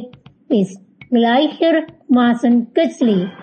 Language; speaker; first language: German; non-native, fluent; Indonesian